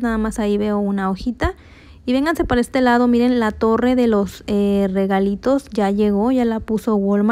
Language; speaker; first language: Spanish; native; Spanish